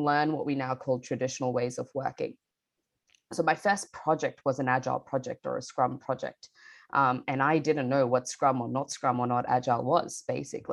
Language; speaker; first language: English; non-native, local second language; Bangla